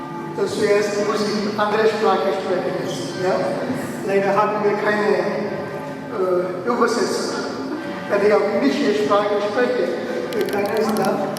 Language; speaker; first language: German; non-native, learner; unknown